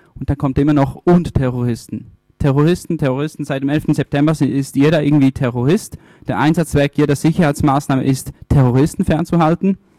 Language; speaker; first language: German; early bilingual, other home language; Italian